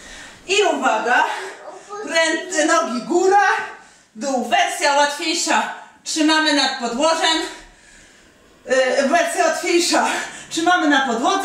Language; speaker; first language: Polish; native; Polish